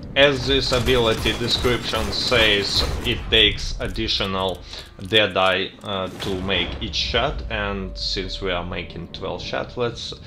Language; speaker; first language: English; non-native, fluent; Russian